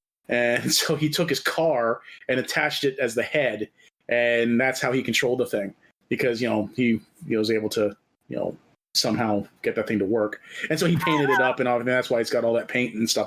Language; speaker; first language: English; native; English